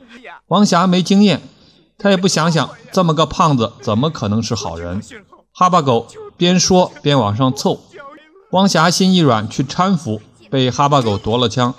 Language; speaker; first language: Chinese; native; Chinese